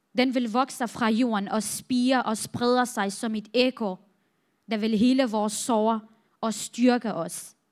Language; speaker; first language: Danish; non-native, fluent; Central Kurdish